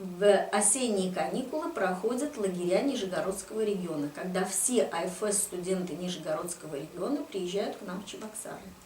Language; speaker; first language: Russian; native; Russian